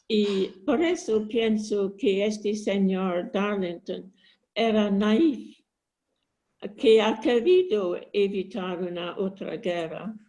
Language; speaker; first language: Spanish; non-native, learner; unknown